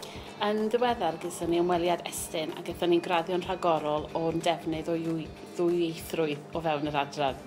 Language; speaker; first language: Welsh; native; Welsh